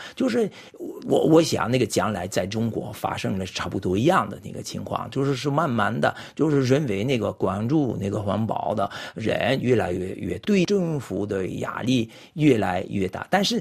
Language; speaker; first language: Chinese; non-native, fluent; French